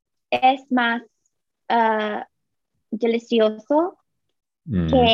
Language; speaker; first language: Spanish; non-native, learner; English